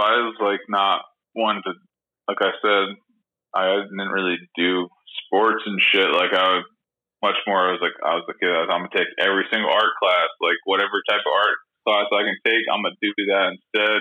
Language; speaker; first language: English; native; English